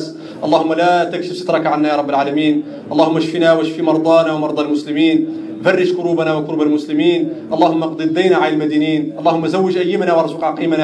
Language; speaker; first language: Arabic; non-native, fluent; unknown